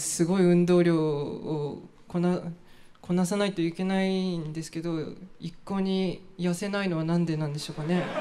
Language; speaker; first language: Japanese; native; Japanese